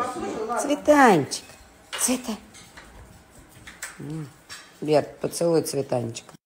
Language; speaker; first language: Russian; native; Russian